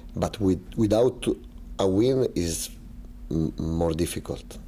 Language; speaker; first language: English; non-native, learner; Italian